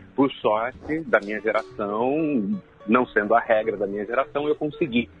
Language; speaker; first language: Portuguese; native; Portuguese